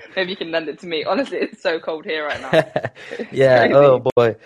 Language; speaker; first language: English; native; English